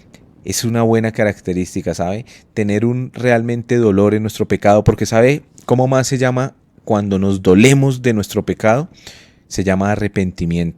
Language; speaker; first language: Spanish; native; Spanish